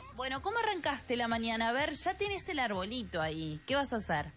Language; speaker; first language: Spanish; native; Spanish